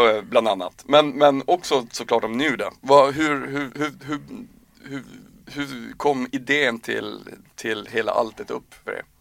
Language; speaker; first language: Swedish; native; Swedish